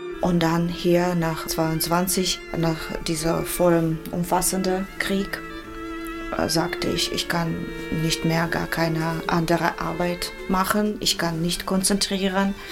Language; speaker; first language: German; non-native, fluent; Russian